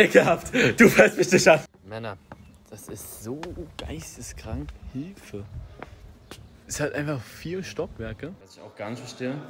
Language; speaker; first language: German; native; German